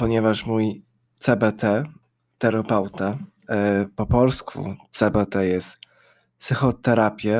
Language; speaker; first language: Polish; early bilingual, heritage; English